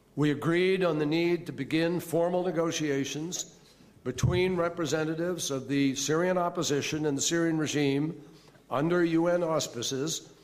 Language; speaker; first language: English; native; English